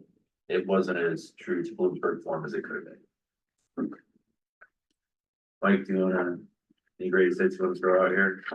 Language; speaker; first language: English; native; English